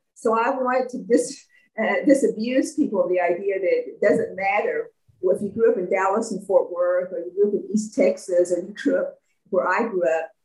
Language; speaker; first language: English; native; English